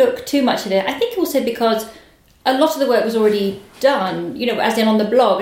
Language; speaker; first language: English; native; English